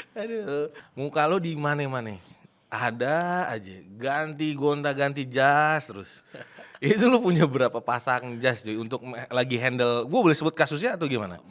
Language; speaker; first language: Indonesian; native; Indonesian